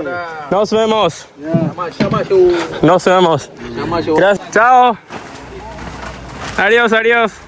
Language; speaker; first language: Spanish; non-native, learner; Malayalam